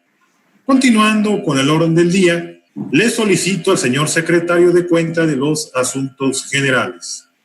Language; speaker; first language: Spanish; native; Spanish